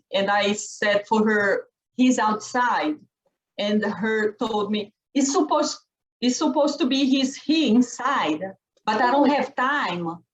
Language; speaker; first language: English; non-native, learner; Portuguese